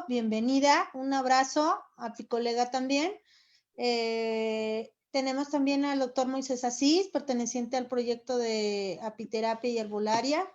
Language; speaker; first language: Spanish; native; Spanish